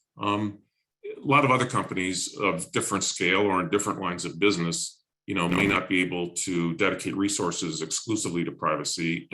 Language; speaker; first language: English; native; English